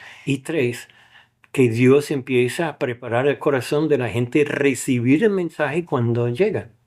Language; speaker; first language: Spanish; non-native, fluent; English